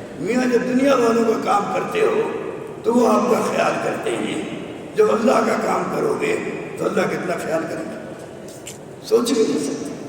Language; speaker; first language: Urdu; native; Urdu